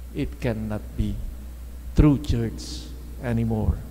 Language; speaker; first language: English; non-native, local second language; Filipino